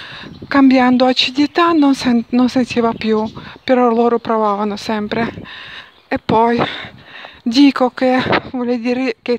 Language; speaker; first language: Italian; non-native, learner; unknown